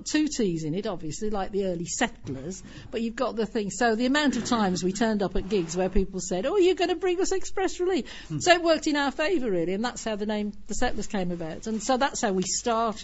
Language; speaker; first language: English; native; English